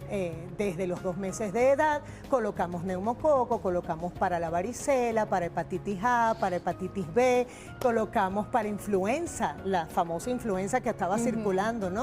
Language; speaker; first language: Spanish; native; Spanish